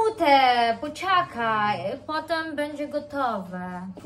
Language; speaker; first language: Polish; non-native, learner; Cebuano